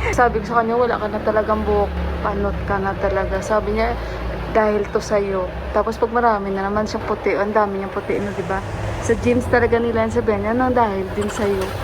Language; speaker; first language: Filipino; native; Filipino